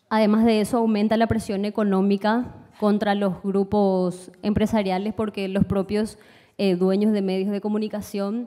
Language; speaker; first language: Spanish; native; Spanish